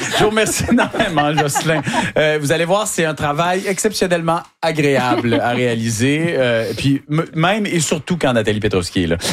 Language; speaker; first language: French; native; French